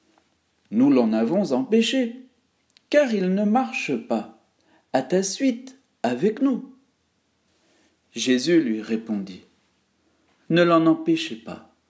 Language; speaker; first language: French; native; French